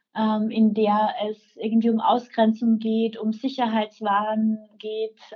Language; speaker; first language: German; native; German